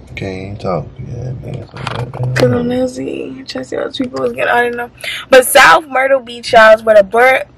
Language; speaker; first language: English; native; English